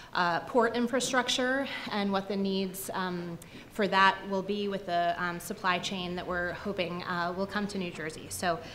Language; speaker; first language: English; native; English